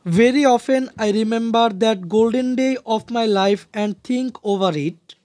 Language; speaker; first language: English; non-native, local second language; Bangla